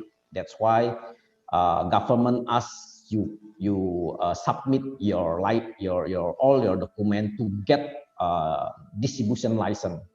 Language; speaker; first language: English; non-native, fluent; Indonesian